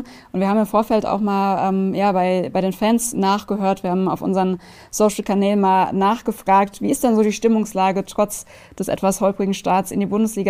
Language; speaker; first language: German; native; German